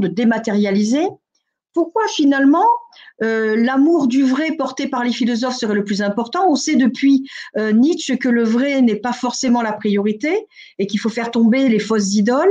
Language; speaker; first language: French; native; French